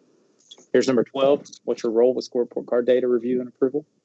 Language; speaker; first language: English; native; English